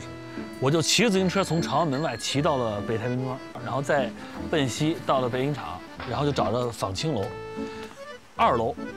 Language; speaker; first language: Chinese; native; Chinese